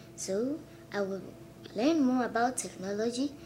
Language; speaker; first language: English; non-native, local second language; Akan